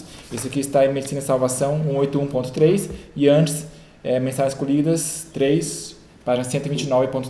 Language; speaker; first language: Portuguese; native; Portuguese